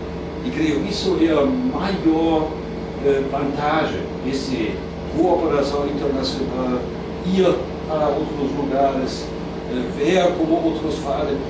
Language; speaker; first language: Portuguese; non-native, fluent; German